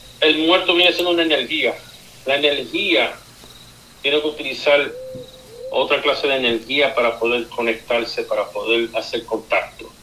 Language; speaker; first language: Spanish; early bilingual, heritage; Spanish